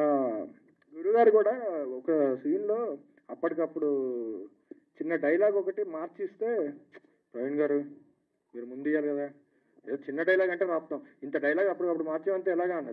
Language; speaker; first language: Telugu; native; Telugu